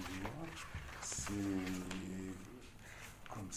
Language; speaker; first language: French; non-native, local second language; Arabic